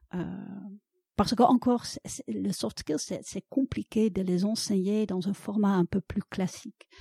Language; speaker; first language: French; non-native, fluent; Dutch